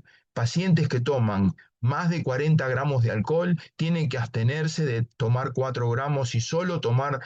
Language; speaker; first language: Spanish; native; Spanish